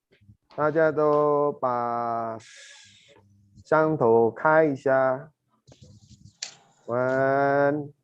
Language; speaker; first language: Chinese; non-native, fluent; Indonesian